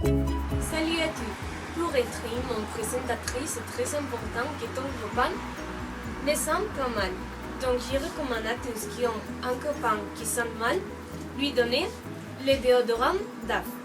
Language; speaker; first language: French; non-native, learner; Spanish